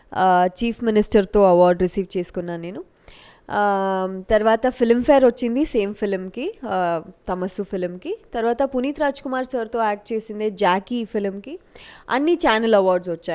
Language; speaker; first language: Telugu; non-native, local second language; Kannada